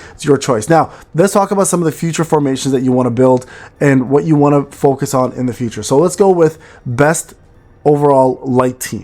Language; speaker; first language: English; native; English